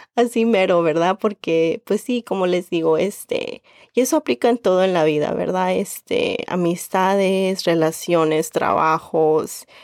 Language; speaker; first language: Spanish; early bilingual, heritage; Spanish